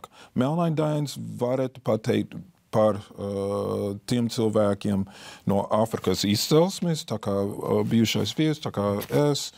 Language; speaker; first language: Latvian; non-native, fluent; English